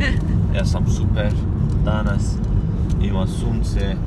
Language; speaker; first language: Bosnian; non-native, learner; Turkish